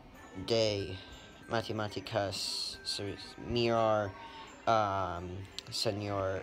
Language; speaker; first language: Spanish; non-native, learner; English